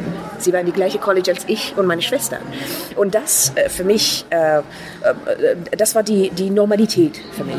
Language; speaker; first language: German; non-native, fluent; Persian